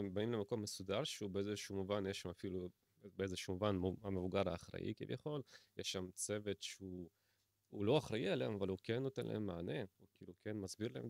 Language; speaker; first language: Hebrew; native; Hebrew